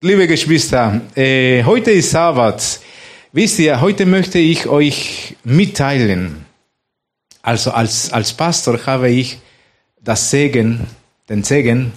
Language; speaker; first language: German; non-native, fluent; Spanish